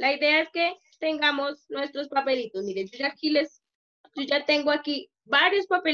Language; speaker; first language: Spanish; native; Spanish